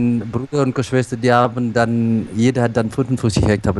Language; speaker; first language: German; non-native, local second language; Afrikaans